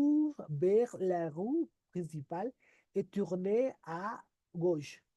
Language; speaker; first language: French; non-native, learner; Spanish